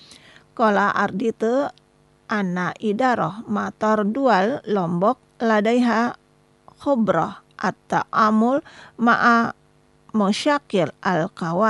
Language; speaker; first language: Arabic; non-native, fluent; Indonesian